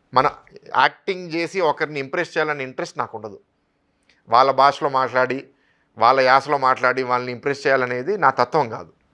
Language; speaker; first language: Telugu; native; Telugu